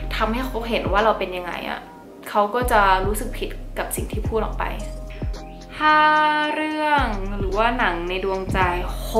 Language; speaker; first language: Thai; early bilingual, heritage; Thai